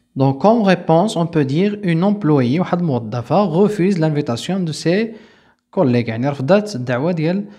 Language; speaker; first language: French; non-native, local second language; Arabic